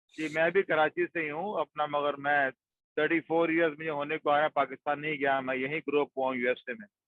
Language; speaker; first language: Urdu; native; Urdu